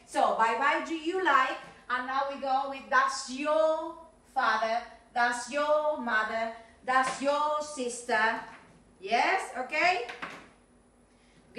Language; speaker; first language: English; non-native, fluent; Spanish